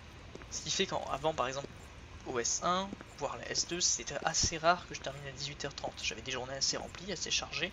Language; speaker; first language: French; native; French